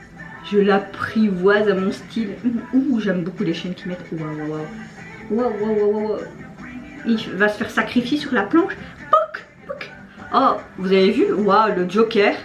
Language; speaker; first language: French; native; French